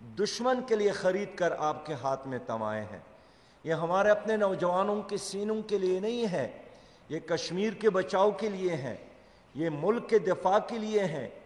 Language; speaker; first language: Urdu; non-native, local second language; Pashto